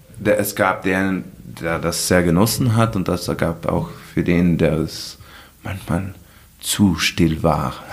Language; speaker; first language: German; non-native, local second language; Ladin